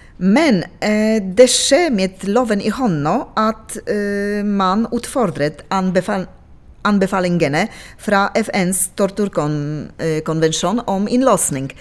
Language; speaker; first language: Norwegian; non-native, local second language; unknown